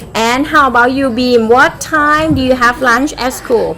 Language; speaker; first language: English; non-native, fluent; Thai